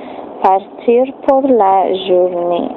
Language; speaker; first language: French; non-native, learner; English